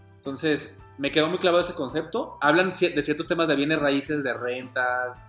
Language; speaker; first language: Spanish; native; Spanish